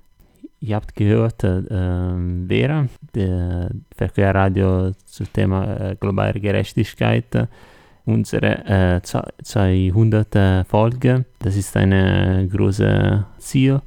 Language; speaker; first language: German; non-native, learner; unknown